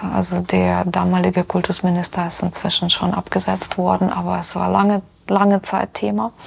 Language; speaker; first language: German; non-native, fluent; Ukrainian